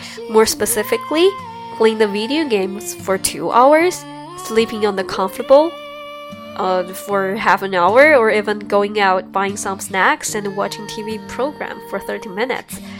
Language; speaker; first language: English; non-native, fluent; Chinese